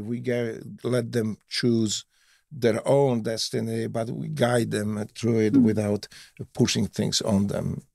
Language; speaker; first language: English; non-native, fluent; Polish